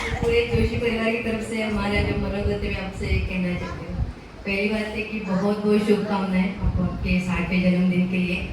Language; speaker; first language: Hindi; non-native, local second language; Marathi